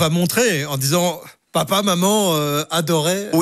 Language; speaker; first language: French; native; French